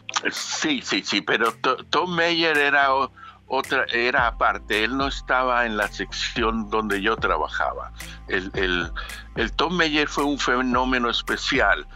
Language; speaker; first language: Spanish; native; Spanish